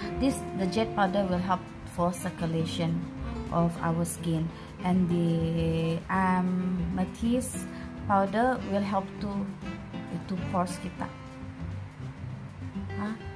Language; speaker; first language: English; non-native, local second language; Malay